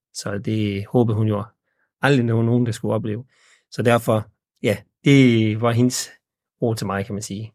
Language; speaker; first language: Danish; early bilingual, other home language; Persian